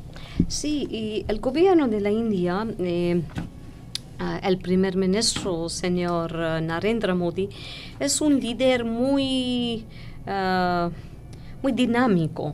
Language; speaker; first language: Spanish; non-native, fluent; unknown